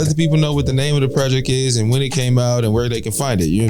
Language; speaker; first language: English; native; English